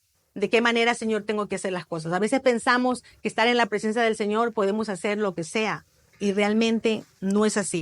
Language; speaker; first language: Spanish; native; Spanish